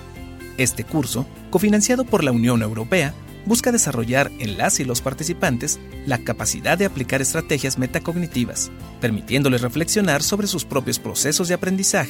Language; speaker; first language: Spanish; native; Spanish